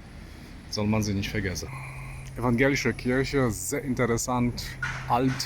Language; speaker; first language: German; non-native, fluent; Polish